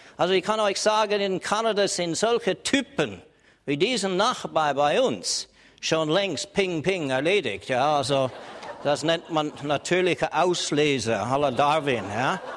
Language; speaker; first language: German; non-native, fluent; English